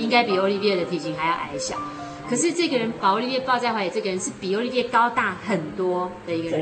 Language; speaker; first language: Chinese; native; Chinese